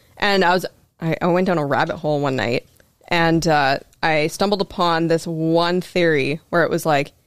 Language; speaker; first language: English; native; English